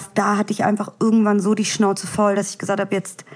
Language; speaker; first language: German; early bilingual, other home language; Russian